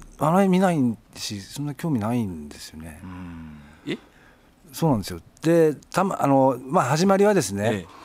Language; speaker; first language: Japanese; native; Japanese